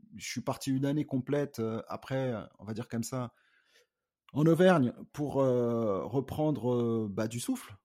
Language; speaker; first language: French; native; French